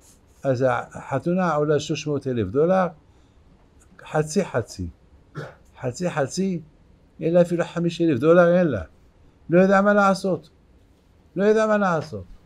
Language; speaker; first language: Hebrew; non-native, fluent; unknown